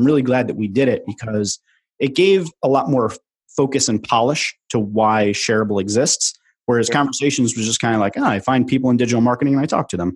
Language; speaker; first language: English; native; English